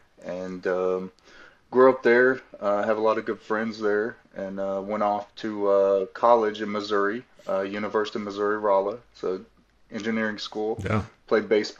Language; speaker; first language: English; native; English